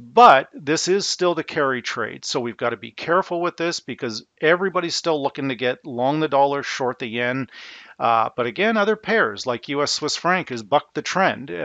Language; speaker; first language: English; native; English